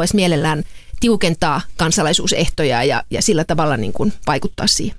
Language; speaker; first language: Finnish; native; Finnish